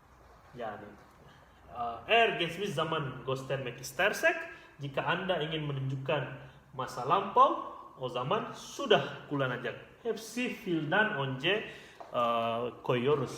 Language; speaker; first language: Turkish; non-native, fluent; Indonesian